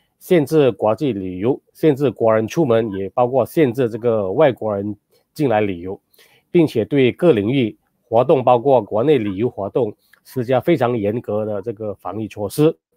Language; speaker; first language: Chinese; native; Chinese